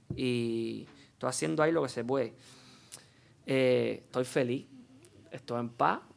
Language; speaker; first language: Spanish; native; Spanish